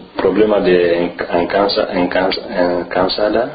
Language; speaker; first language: Spanish; non-native, learner; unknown